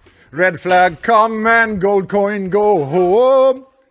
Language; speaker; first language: English; non-native, fluent; Swedish